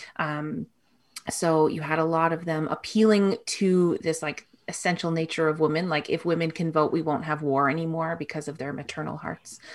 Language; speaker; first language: English; native; English